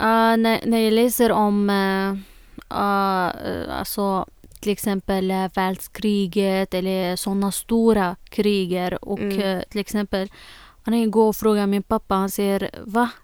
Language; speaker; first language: Swedish; non-native, fluent; Arabic